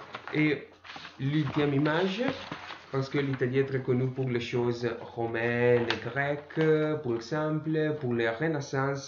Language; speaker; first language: French; non-native, learner; Italian